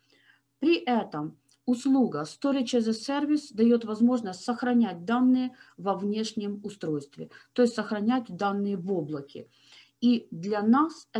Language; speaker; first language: Russian; native; Russian